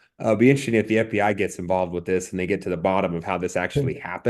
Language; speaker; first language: English; native; English